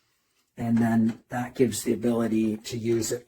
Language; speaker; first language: English; native; English